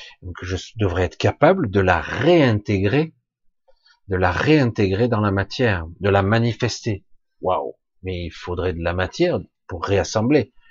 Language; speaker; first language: French; native; French